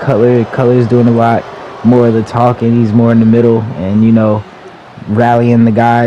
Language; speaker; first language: English; native; English